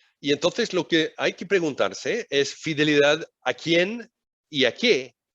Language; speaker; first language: Spanish; non-native, fluent; Swedish